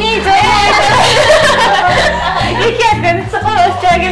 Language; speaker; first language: Japanese; native; Japanese